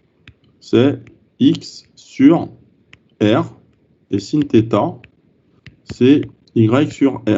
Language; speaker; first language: French; native; French